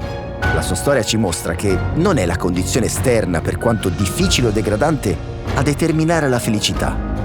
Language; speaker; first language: Italian; native; Italian